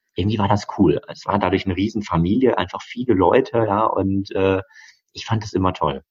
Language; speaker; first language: German; native; German